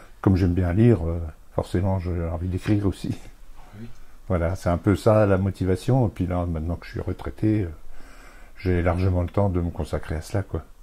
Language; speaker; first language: French; native; French